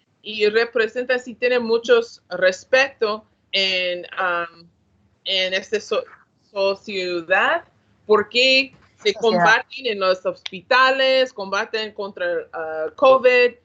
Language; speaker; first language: Spanish; non-native, learner; English